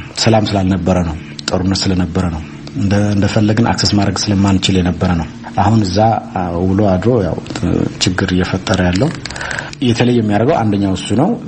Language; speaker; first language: Amharic; non-native, local second language; Tigrinya